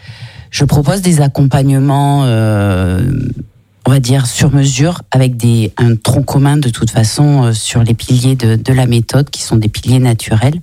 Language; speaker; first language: French; native; French